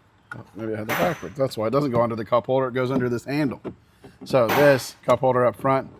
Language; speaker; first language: English; native; English